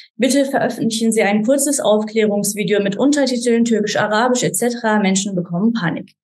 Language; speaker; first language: German; non-native, fluent; Turkish